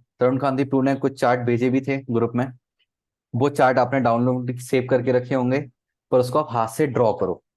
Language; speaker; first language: Hindi; native; Hindi